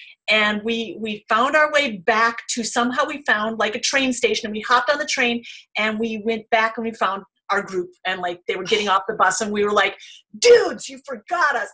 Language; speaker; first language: English; native; English